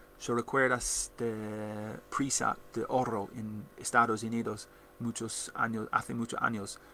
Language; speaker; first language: Spanish; non-native, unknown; English